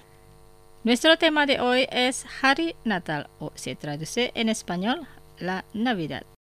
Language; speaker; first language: Spanish; non-native, fluent; Indonesian